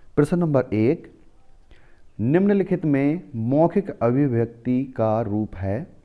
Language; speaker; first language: Hindi; native; Hindi